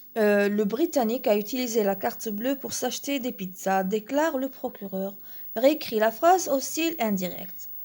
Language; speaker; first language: French; non-native, local second language; Arabic